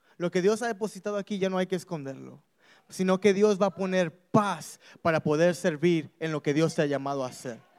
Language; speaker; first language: Spanish; early bilingual, heritage; Spanish